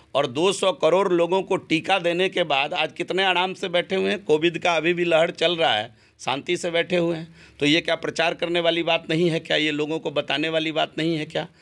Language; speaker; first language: Hindi; native; Hindi